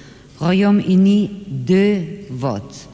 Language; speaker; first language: French; non-native, fluent; German